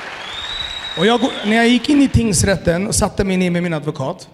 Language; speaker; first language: Swedish; early bilingual, other home language; Amharic